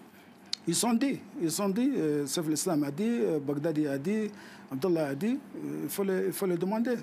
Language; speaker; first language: French; non-native, fluent; Arabic